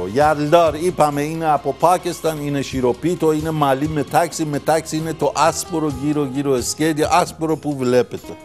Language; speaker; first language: Greek; non-native, fluent; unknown